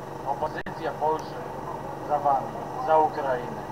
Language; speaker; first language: Ukrainian; non-native, learner; Polish